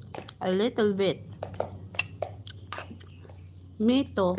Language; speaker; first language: English; non-native, local second language; Cebuano